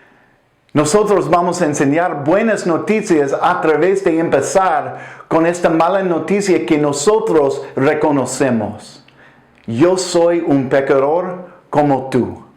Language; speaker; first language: Spanish; non-native, fluent; English